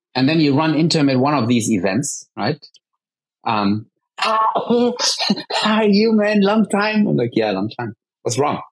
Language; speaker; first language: English; early bilingual, heritage; Arabic